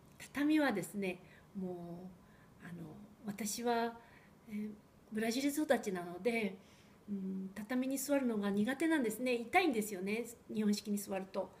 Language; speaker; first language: Japanese; early bilingual, heritage; Japanese